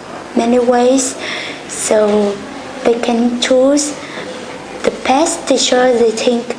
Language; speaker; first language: English; non-native, fluent; Vietnamese